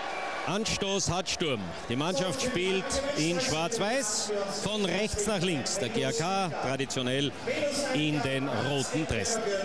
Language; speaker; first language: German; native; German